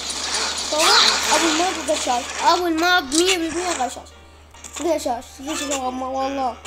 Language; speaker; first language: Arabic; native; Arabic